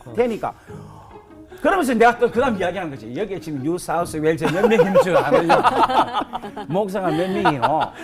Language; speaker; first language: Korean; native; Korean